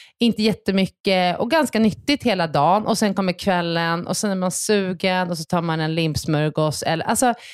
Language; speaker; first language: Swedish; native; Swedish